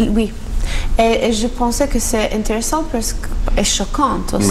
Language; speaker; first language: French; non-native, learner; Maltese